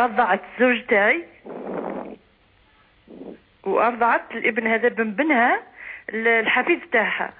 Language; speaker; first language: Arabic; native; Arabic